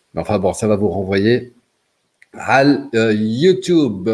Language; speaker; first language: French; non-native, local second language; Arabic